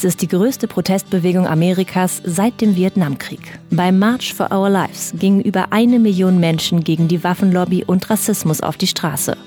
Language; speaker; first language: German; native; German